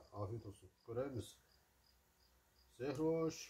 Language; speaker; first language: Turkish; native; Turkish